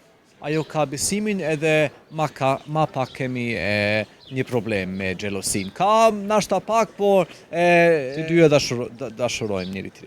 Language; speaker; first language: Albanian; non-native, fluent; German